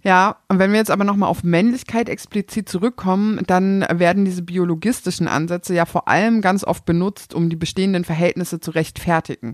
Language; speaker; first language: German; native; German